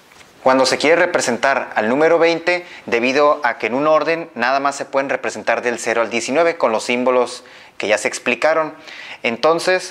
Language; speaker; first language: Spanish; native; Spanish